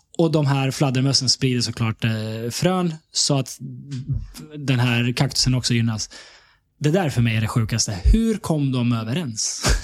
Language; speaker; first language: Swedish; early bilingual, other home language; Bosnian